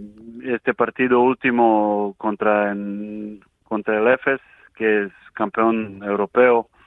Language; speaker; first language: Spanish; non-native, learner; Serbian